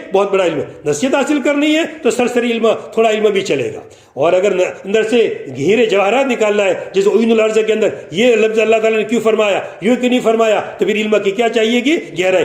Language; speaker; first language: Urdu; non-native, local second language; Gujarati